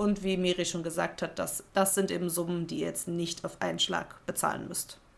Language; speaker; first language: German; native; German